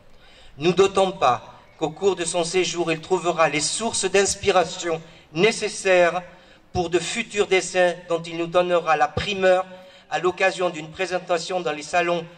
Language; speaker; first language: French; native; French